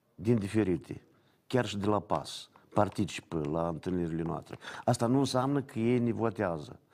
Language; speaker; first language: Romanian; native; Romanian